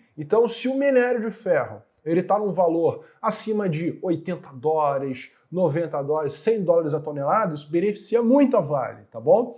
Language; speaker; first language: Portuguese; native; Portuguese